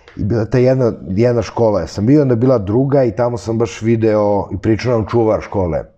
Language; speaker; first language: Serbian; early bilingual, heritage; Serbian